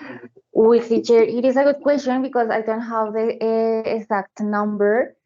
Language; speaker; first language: English; non-native, learner; Spanish